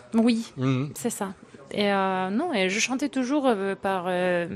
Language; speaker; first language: French; non-native, fluent; English